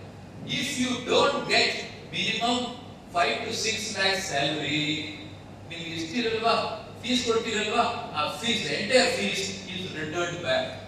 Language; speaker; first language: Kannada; non-native, local second language; Telugu